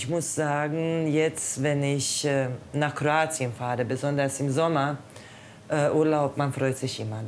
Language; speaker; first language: German; non-native, fluent; Croatian